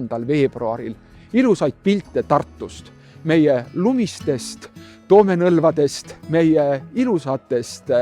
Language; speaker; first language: Estonian; native; Estonian